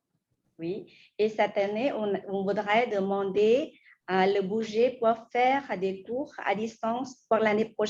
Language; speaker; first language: French; non-native, fluent; Lao